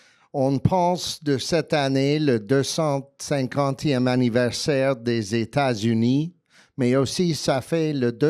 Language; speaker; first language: French; early bilingual, heritage; French